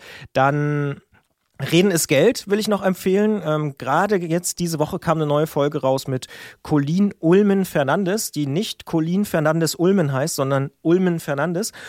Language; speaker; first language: German; native; German